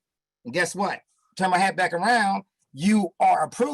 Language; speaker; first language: English; native; English